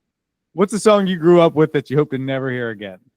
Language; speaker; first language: English; native; English